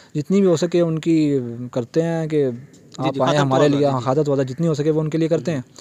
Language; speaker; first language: Urdu; native; Urdu